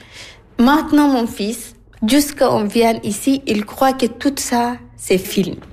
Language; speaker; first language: French; non-native, learner; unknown